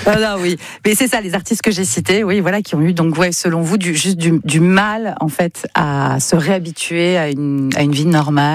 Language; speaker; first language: French; native; French